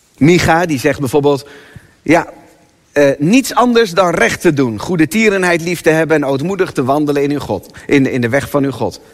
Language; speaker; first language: Dutch; native; Dutch